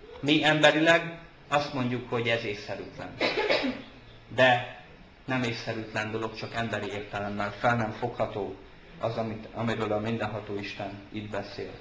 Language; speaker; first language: Hungarian; native; Hungarian